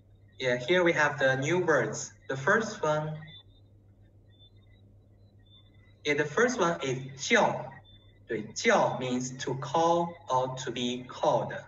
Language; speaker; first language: English; non-native, learner; Chinese